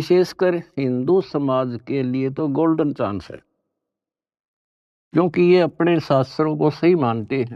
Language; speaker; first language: Hindi; native; Hindi